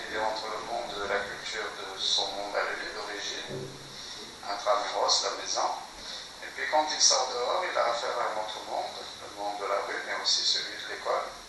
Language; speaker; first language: French; non-native, local second language; Kabyle